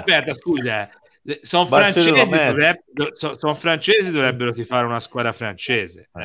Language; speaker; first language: Italian; native; Italian